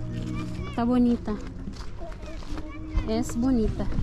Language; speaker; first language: Spanish; non-native, learner; Filipino